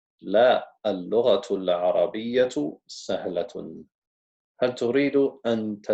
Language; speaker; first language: Arabic; non-native, fluent; English